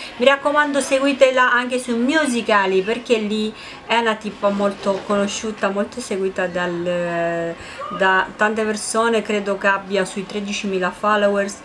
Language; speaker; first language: Italian; non-native, fluent; Romanian